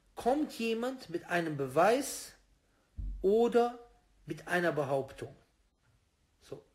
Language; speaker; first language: German; native; German